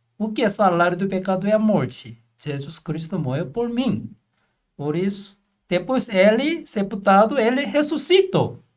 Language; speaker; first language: Portuguese; non-native, fluent; Korean